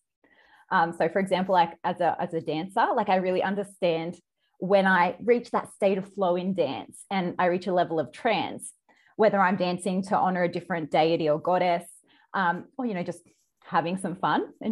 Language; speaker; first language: English; native; English